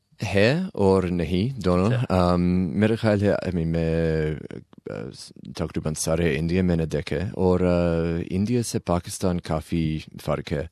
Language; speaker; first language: Urdu; non-native, learner; English